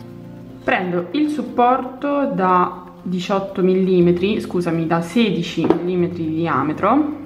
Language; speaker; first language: Italian; native; Italian